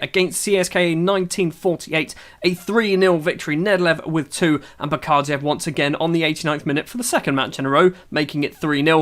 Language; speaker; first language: English; native; English